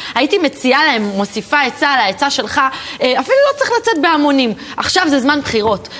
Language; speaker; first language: Hebrew; native; Hebrew